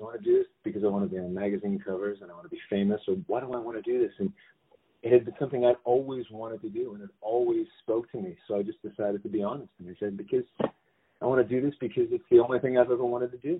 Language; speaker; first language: English; native; English